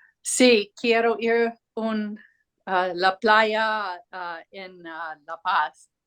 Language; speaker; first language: Spanish; non-native, learner; English